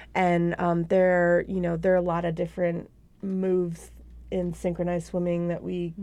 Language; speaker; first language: English; native; English